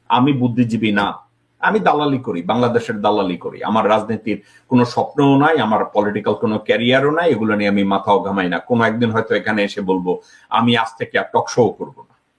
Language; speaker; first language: Bangla; native; Bangla